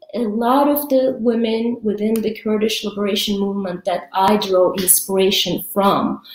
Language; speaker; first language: English; early bilingual, other home language; Kurdish